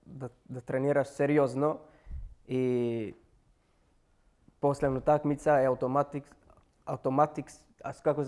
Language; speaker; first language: Macedonian; non-native, learner; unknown